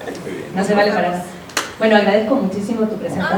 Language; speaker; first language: Spanish; native; Spanish